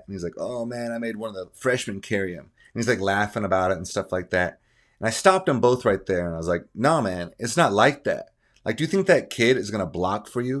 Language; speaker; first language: English; native; English